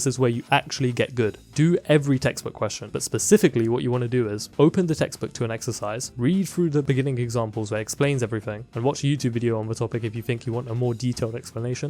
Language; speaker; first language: English; native; English